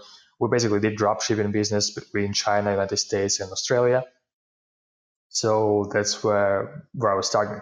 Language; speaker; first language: English; non-native, fluent; Ukrainian